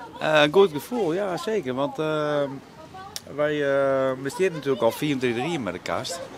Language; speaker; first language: Dutch; non-native, local second language; Western Frisian